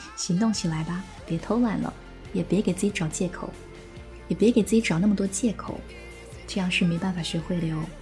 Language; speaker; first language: Chinese; native; Chinese